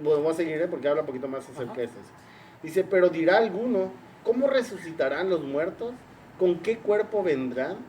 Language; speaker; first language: Spanish; native; Spanish